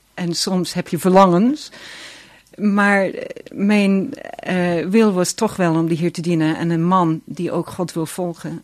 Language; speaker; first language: Dutch; non-native, fluent; English